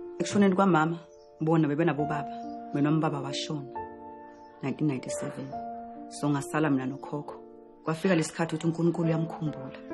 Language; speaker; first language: Zulu; native; Zulu